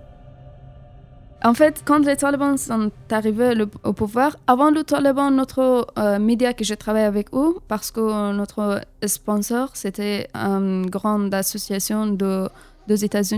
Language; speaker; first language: French; non-native, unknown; Persian